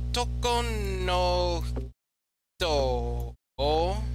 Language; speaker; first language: Japanese; non-native, learner; English